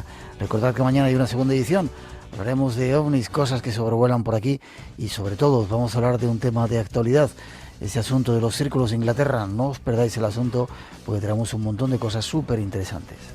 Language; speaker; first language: Spanish; native; Spanish